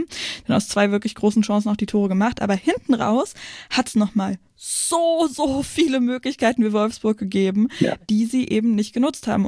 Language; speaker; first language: German; native; German